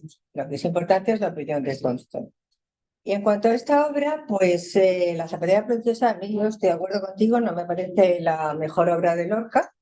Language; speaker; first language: Spanish; native; Spanish